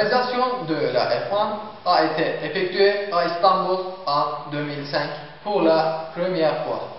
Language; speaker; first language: French; non-native, learner; Turkish